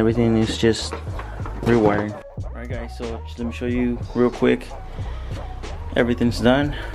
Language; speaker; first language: English; native; English